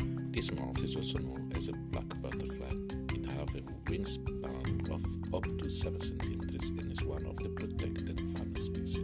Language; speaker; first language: English; non-native, fluent; Italian